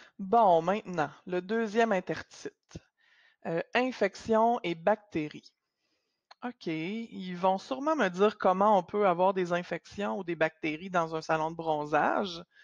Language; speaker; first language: French; native; French